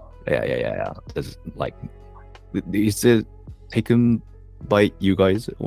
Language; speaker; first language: English; non-native, learner; Japanese